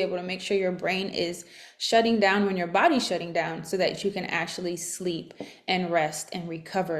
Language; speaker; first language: English; native; English